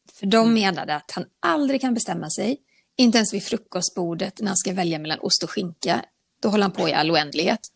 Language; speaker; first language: Swedish; native; Swedish